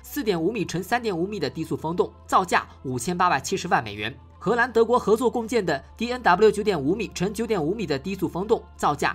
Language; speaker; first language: Chinese; native; Chinese